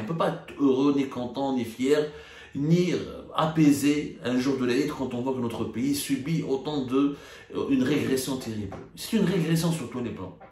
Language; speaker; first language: French; non-native, local second language; Arabic